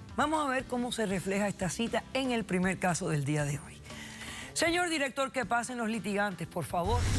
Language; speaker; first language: Spanish; native; Spanish